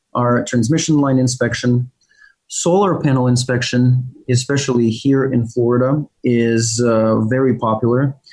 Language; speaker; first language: English; non-native, fluent; Ukrainian